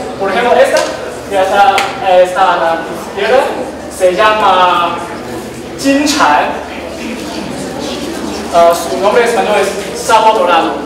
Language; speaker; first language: Spanish; non-native, learner; Chinese